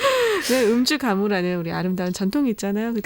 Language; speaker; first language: Korean; native; Korean